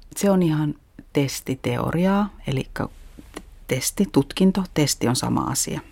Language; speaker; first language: Finnish; native; Finnish